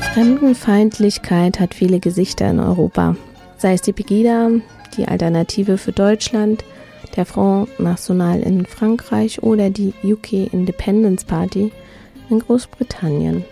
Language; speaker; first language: German; native; German